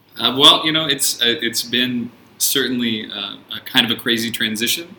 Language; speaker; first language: English; native; English